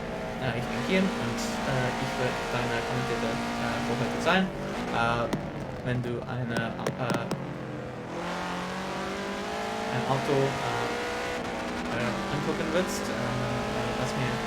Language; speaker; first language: German; non-native, learner; English